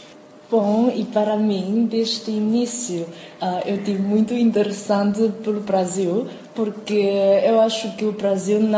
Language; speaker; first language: Portuguese; non-native, fluent; Chinese